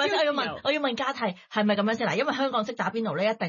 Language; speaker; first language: Cantonese; native; Cantonese